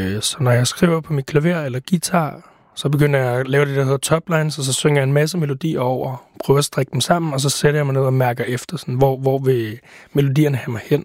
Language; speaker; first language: Danish; native; Danish